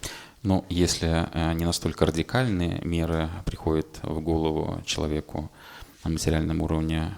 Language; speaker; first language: Russian; native; Russian